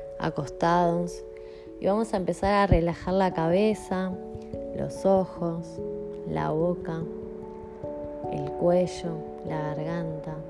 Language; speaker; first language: Spanish; native; Spanish